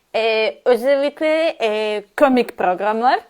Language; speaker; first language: Turkish; non-native, learner; Serbian